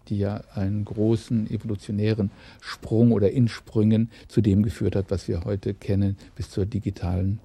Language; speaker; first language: German; native; German